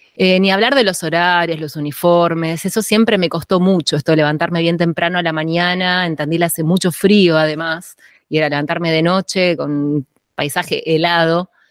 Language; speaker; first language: Spanish; native; Spanish